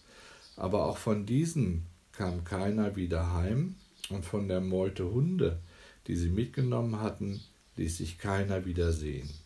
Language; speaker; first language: German; native; German